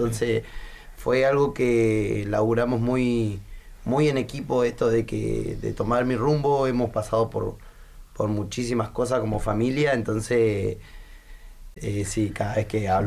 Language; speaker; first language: Spanish; native; Spanish